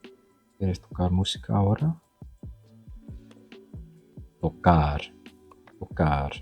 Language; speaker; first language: Spanish; non-native, learner; English